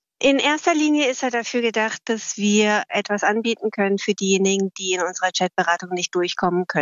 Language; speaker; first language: German; native; German